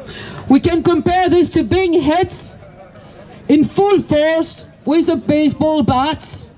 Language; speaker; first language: English; non-native, fluent; French